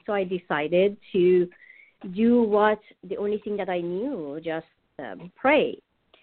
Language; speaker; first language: English; non-native, fluent; Persian